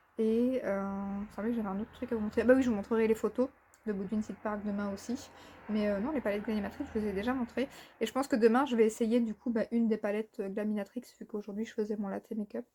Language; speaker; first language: French; native; French